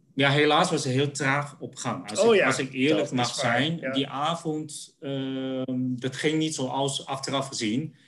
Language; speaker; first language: Dutch; early bilingual, other home language; Cantonese